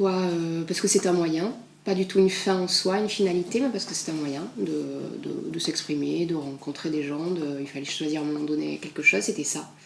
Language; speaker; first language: French; native; French